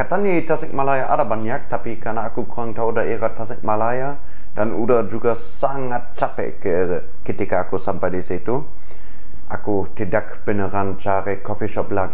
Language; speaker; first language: Indonesian; non-native, fluent; German